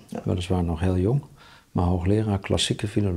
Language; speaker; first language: Dutch; native; Dutch